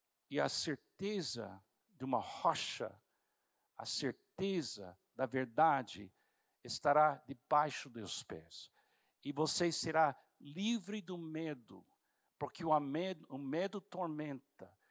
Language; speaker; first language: Portuguese; non-native, fluent; English